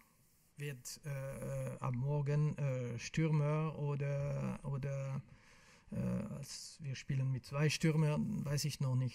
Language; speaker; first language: German; non-native, local second language; French